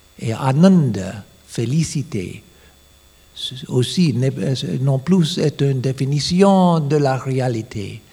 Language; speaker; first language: French; non-native, fluent; English